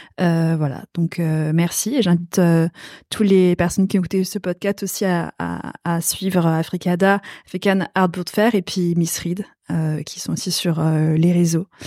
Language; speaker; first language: French; native; French